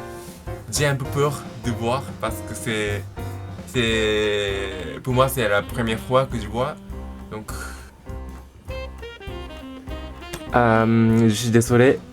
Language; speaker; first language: French; non-native, learner; Japanese